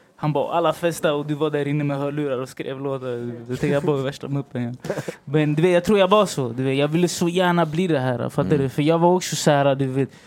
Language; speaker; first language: Swedish; early bilingual, other home language; Spanish